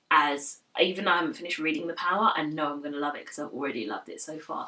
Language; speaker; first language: English; native; English